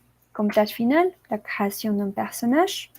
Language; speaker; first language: French; non-native, learner; Spanish